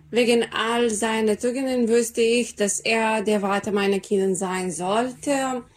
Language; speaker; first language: German; non-native, learner; Serbian